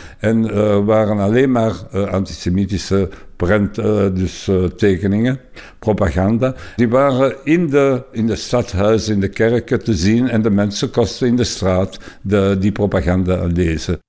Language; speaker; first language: Dutch; non-native, local second language; French